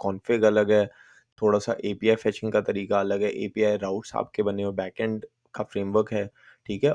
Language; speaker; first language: Hindi; native; Hindi